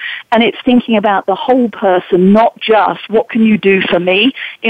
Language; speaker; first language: English; native; English